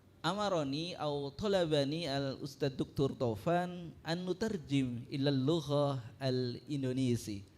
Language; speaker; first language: Arabic; non-native, fluent; Indonesian